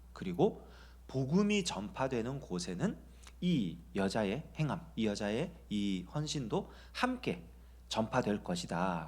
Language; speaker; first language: Korean; native; Korean